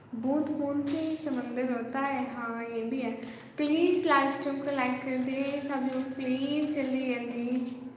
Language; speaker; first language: Urdu; non-native, local second language; Saraiki